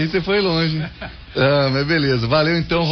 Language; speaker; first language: Portuguese; native; Portuguese